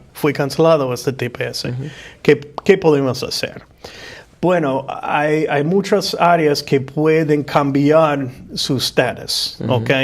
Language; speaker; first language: Spanish; non-native, fluent; English